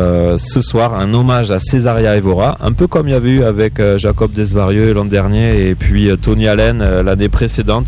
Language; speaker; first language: French; native; French